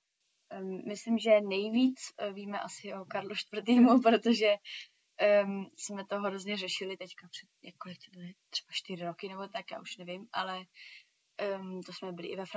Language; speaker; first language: Czech; early bilingual, heritage; Czech